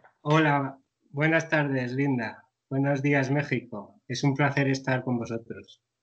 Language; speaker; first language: Spanish; native; Spanish